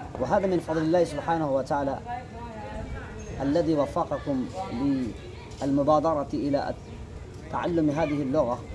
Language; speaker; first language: Arabic; non-native, fluent; Urdu